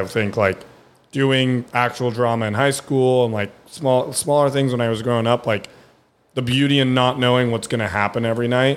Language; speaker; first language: English; early bilingual, other home language; German